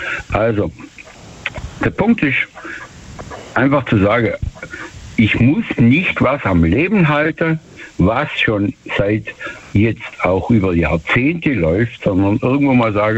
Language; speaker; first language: German; native; German